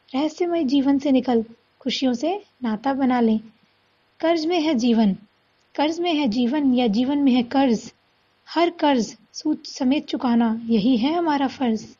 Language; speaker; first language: Hindi; native; Hindi